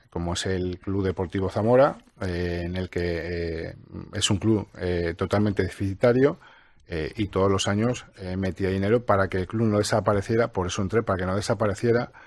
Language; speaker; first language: Spanish; native; Spanish